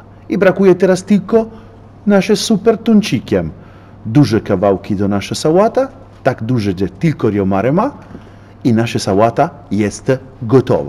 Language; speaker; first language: Polish; non-native, learner; Italian